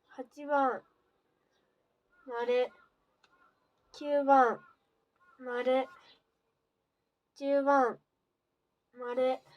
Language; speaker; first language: Japanese; native; Japanese